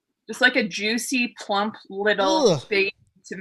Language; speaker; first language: English; native; English